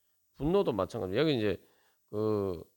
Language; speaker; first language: Korean; native; Korean